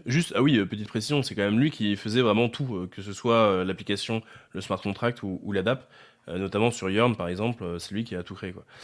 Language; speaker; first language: French; native; French